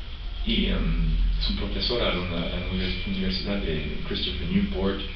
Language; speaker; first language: Spanish; non-native, fluent; French